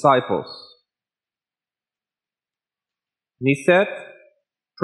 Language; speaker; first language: English; non-native, fluent; Dutch